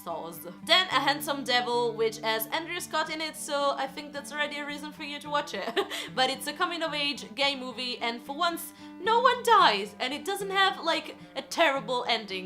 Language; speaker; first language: English; non-native, fluent; Italian